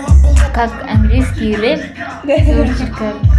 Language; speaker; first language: Russian; non-native, learner; Mongolian